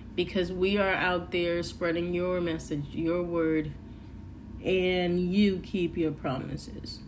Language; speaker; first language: English; non-native, fluent; Spanish